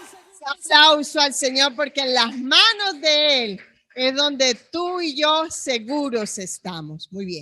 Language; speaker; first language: Spanish; native; Spanish